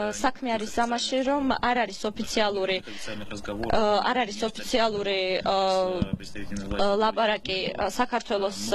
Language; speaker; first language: Georgian; non-native, local second language; Russian